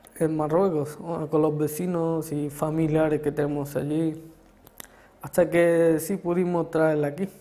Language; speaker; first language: Spanish; early bilingual, other home language; Arabic